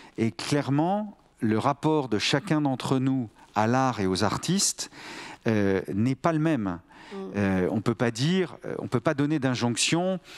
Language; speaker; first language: French; native; French